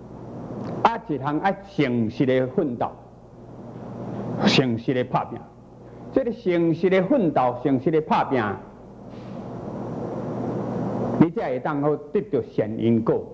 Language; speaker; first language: Chinese; native; Chinese